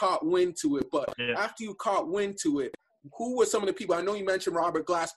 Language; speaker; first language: English; native; English